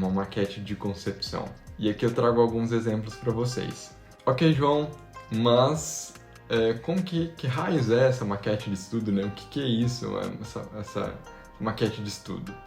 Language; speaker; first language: Portuguese; native; Portuguese